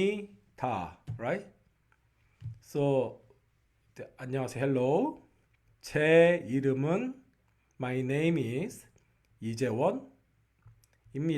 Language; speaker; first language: Korean; non-native, local second language; Filipino